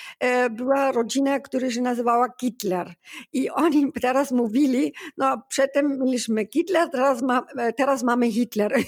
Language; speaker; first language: Polish; non-native, learner; German